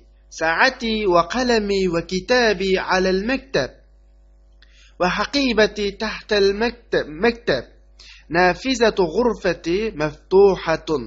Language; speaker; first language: Arabic; non-native, fluent; Uyghur